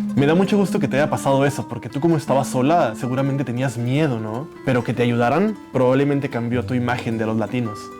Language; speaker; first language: Spanish; native; Spanish